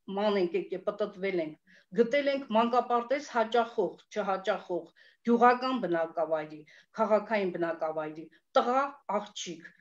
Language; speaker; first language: Armenian; native; Armenian